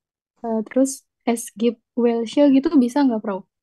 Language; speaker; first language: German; non-native, learner; Indonesian